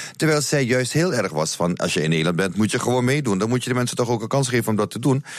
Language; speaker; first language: Dutch; native; Dutch